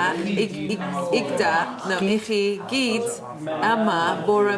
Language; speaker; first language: Welsh; non-native, learner; English